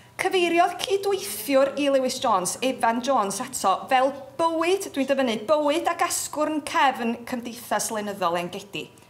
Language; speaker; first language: Welsh; native; Welsh